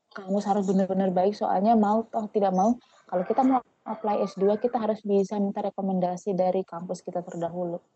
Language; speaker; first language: Indonesian; non-native, local second language; Tetum